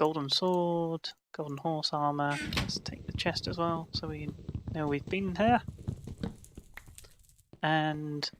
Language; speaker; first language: English; native; English